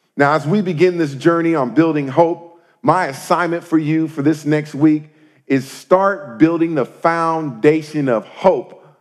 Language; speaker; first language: English; native; English